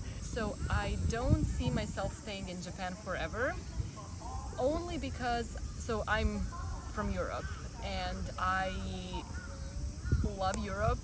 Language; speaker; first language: English; non-native, fluent; Croatian